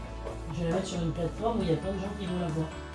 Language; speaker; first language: French; native; French